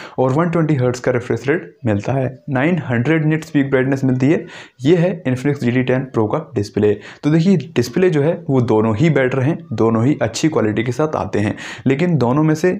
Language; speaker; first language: Hindi; native; Hindi